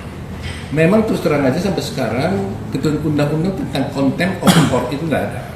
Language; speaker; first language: Indonesian; native; Indonesian